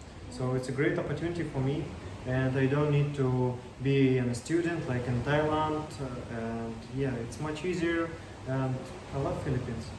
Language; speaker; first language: English; non-native, learner; Russian